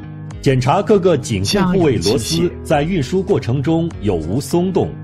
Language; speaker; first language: Chinese; native; Chinese